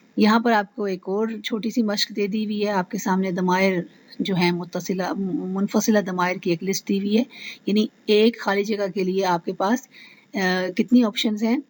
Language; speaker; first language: Urdu; native; Urdu